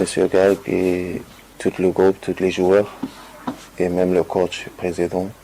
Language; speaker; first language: French; non-native, learner; Arabic